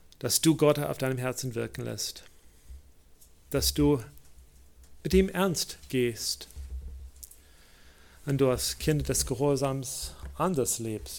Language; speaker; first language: German; non-native, fluent; English